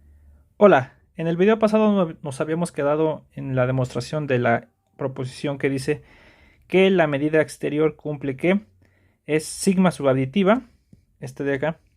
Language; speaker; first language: Spanish; native; Spanish